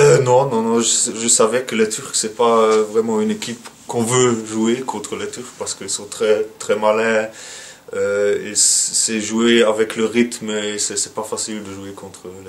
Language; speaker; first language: French; non-native, local second language; Dutch